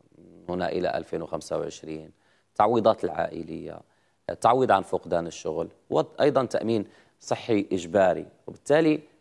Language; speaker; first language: Arabic; native; Arabic